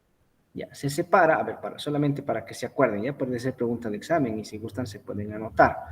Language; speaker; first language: Spanish; native; Spanish